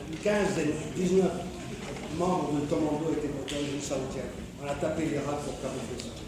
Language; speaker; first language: French; native; French